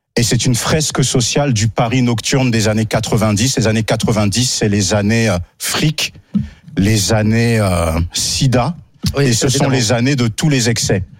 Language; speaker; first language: French; native; French